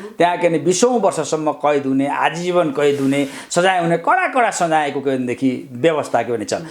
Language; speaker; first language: Nepali; native; Nepali